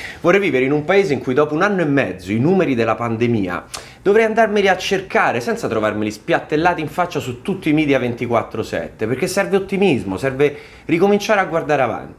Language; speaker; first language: Italian; native; Italian